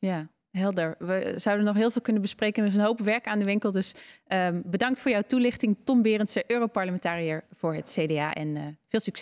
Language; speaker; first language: Dutch; native; Dutch